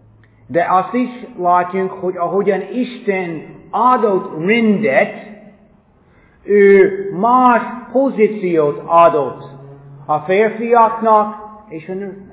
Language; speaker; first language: Hungarian; non-native, fluent; English